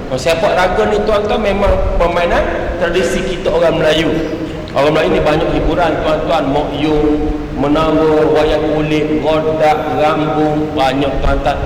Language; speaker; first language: Malay; native; Malay